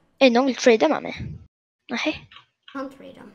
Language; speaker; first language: Swedish; native; Swedish